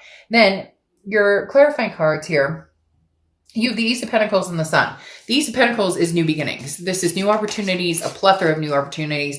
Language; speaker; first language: English; native; English